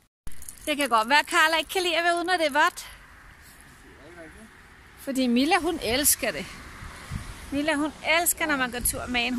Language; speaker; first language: Danish; native; Danish